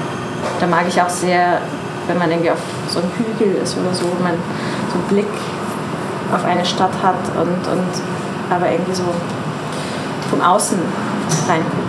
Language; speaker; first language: German; non-native, fluent; Persian